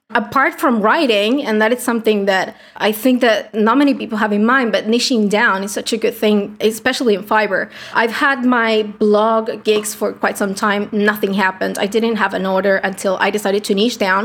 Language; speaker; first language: English; non-native, fluent; Spanish